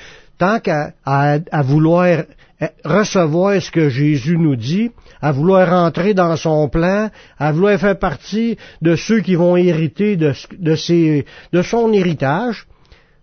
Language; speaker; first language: French; native; French